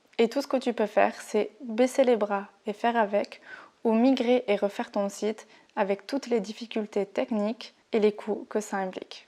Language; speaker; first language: French; native; French